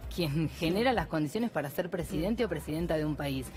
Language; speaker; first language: Spanish; native; Spanish